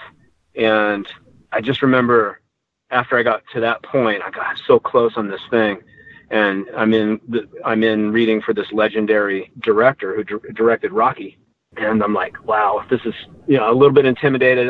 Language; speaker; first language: English; native; English